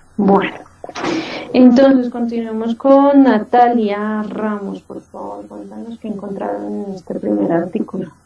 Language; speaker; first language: Spanish; native; Spanish